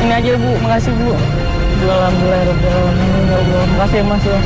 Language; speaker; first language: Indonesian; native; Indonesian